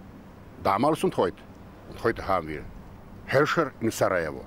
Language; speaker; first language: German; non-native, fluent; Croatian